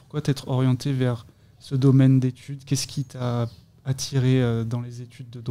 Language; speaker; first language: French; native; French